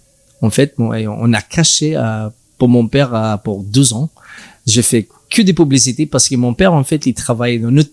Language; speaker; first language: French; non-native, learner; English